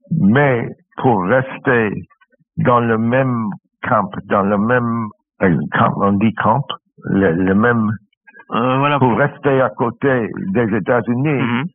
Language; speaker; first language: French; non-native, learner; English